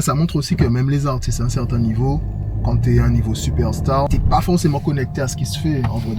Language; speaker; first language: French; native; French